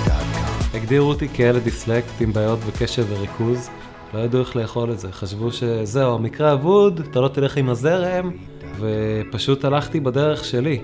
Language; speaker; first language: Hebrew; native; Hebrew